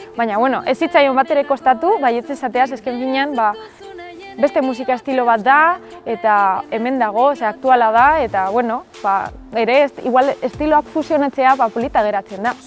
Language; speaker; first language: Basque; non-native, local second language; Spanish